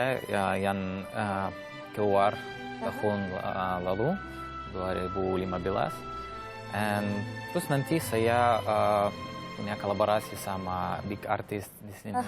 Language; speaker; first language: Indonesian; non-native, learner; Russian